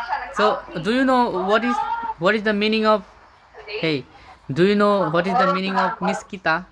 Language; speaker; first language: English; non-native, fluent; Bangla